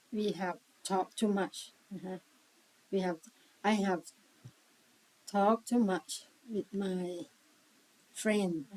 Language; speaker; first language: English; non-native, learner; Thai